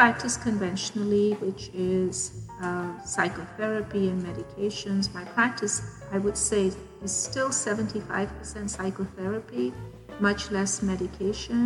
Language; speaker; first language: English; non-native, local second language; Urdu